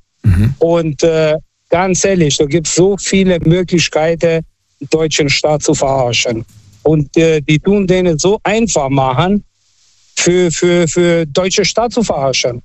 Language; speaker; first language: German; non-native, fluent; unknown